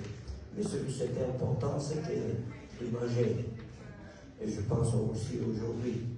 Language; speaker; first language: French; non-native, local second language; Italian